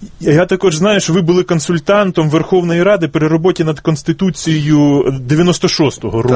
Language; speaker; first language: Ukrainian; native; Ukrainian